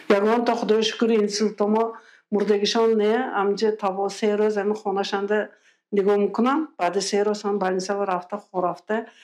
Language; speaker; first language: Tajik; non-native, local second language; Kyrgyz